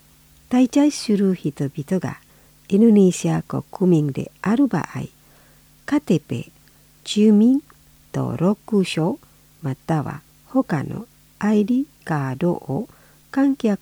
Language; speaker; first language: Japanese; non-native, fluent; Indonesian